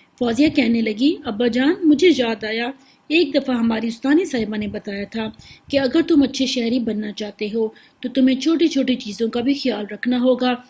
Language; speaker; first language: Urdu; native; Urdu